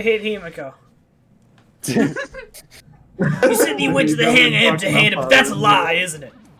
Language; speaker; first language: English; native; English